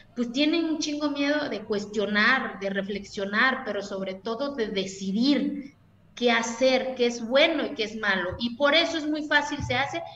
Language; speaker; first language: Spanish; non-native, local second language; Zapotec